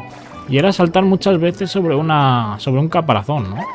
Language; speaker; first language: Spanish; native; Spanish